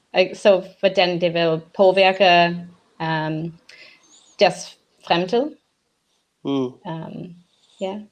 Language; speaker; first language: Danish; non-native, learner; English